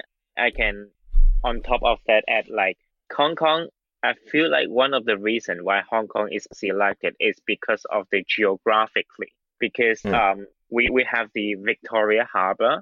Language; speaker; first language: English; non-native, local second language; Cantonese